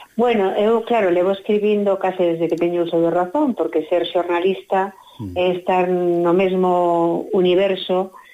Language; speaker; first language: Galician; early bilingual, other home language; Spanish